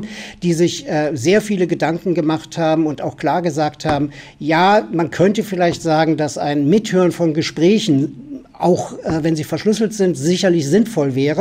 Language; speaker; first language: German; native; German